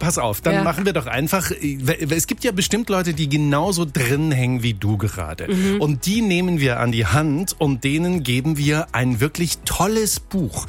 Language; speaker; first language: German; native; German